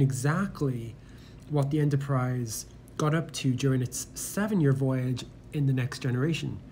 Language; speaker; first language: English; native; English